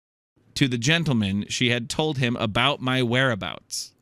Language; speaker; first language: English; native; English